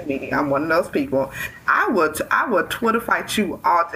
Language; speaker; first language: English; native; English